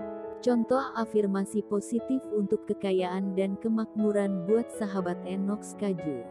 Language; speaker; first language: Indonesian; native; Indonesian